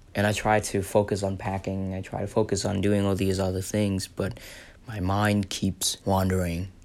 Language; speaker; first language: English; non-native, fluent; Vietnamese